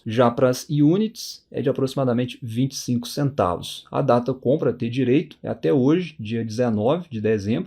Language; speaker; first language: Portuguese; native; Portuguese